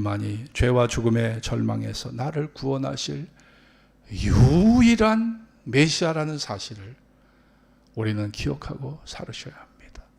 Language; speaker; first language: Korean; native; Korean